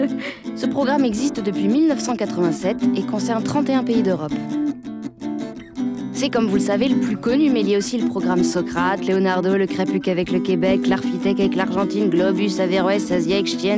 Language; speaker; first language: French; native; French